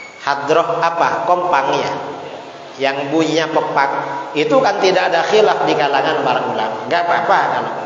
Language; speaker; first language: Indonesian; non-native, local second language; Madurese